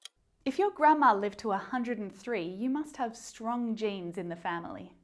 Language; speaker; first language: English; native; English